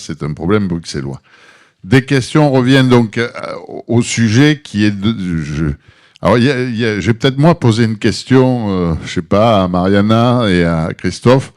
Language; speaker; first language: French; native; French